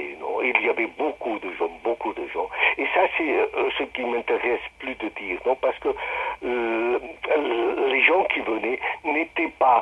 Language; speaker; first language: French; non-native, fluent; Spanish